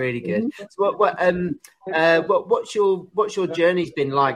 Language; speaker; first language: English; native; English